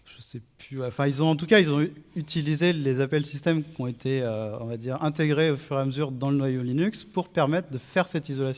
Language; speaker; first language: French; native; French